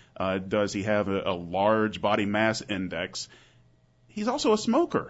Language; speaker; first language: English; native; English